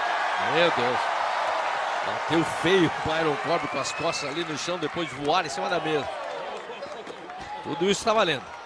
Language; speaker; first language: Portuguese; native; Portuguese